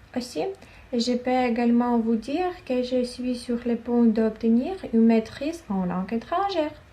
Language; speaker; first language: French; non-native, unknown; Ukrainian